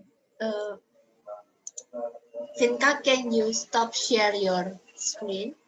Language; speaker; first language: English; non-native, learner; Indonesian